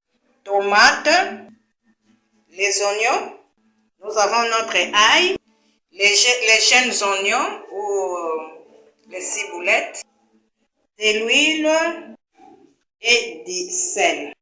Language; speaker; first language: French; non-native, local second language; Lingala